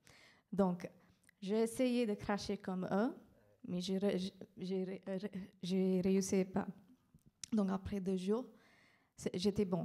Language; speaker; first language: French; non-native, fluent; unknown